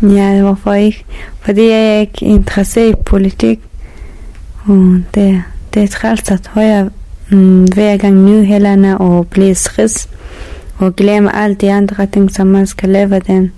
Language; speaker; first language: Danish; non-native, learner; Persian